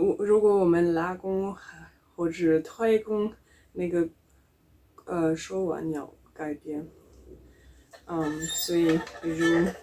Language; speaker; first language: Chinese; non-native, learner; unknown